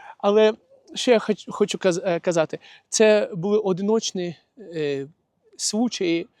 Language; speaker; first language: Ukrainian; non-native, local second language; Russian